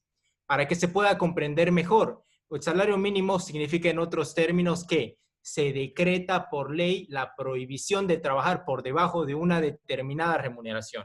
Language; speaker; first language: Spanish; native; Spanish